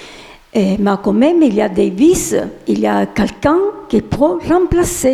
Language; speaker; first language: French; non-native, fluent; Italian